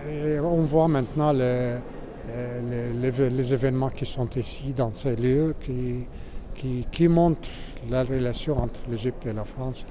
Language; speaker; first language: French; non-native, fluent; Arabic